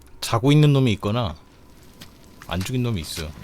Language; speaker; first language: Korean; native; Korean